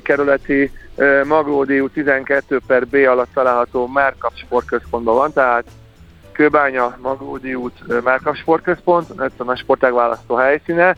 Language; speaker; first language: Hungarian; native; Hungarian